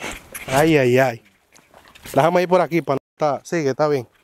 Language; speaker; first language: Spanish; native; Spanish